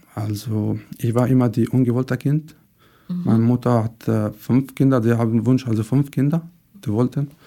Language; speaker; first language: German; non-native, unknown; Arabic